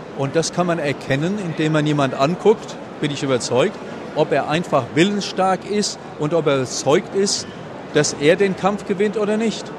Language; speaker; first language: German; native; German